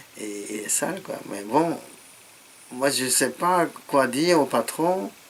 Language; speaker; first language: French; non-native, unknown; Japanese